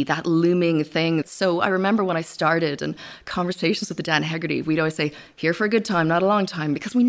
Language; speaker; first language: English; native; English